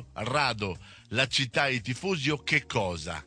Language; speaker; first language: Italian; native; Italian